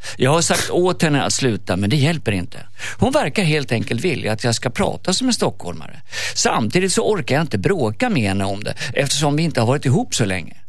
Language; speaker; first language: Swedish; native; Swedish